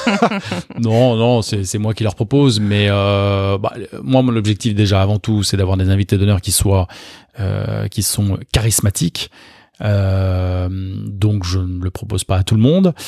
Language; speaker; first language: French; native; French